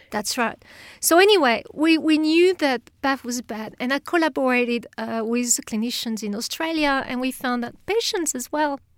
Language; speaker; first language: English; non-native, fluent; French